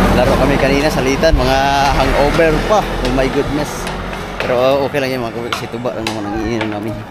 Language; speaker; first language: Filipino; non-native, local second language; Cebuano